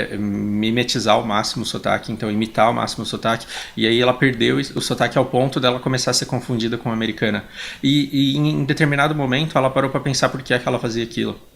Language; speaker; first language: Portuguese; native; Portuguese